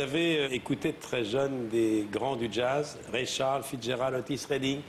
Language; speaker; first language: French; native; French